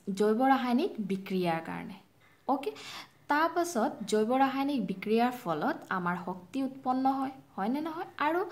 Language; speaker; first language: Assamese; non-native, local second language; Bangla